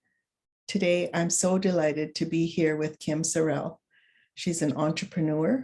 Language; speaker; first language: English; native; English